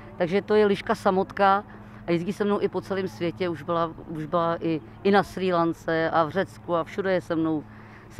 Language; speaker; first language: Czech; native; Czech